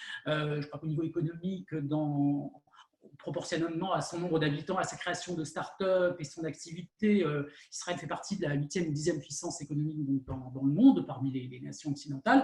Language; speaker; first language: French; native; French